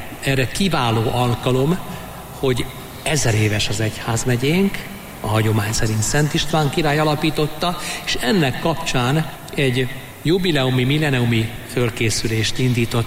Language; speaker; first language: Hungarian; native; Hungarian